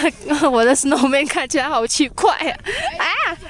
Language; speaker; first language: Chinese; non-native, learner; Vietnamese